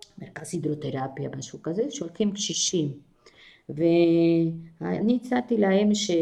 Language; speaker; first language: Hebrew; non-native, fluent; Spanish